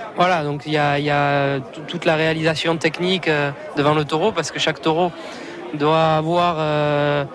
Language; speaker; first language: French; native; French